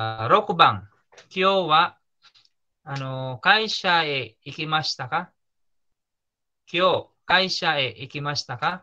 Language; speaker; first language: Japanese; non-native, fluent; Filipino